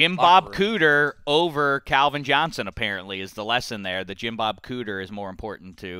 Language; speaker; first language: English; native; English